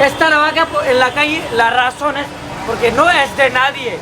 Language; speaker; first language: Spanish; non-native, learner; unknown